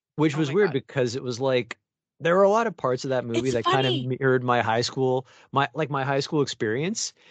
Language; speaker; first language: English; native; English